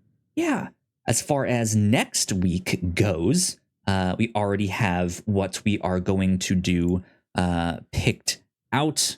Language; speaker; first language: English; native; English